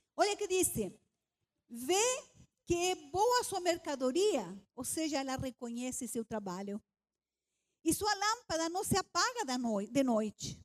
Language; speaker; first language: Portuguese; non-native, fluent; Spanish